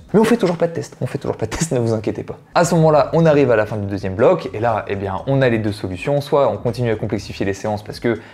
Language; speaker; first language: French; native; French